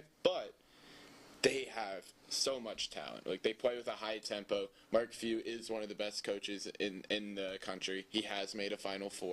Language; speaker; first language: English; native; English